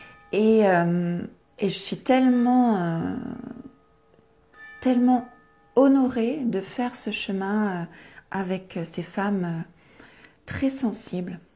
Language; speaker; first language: French; native; French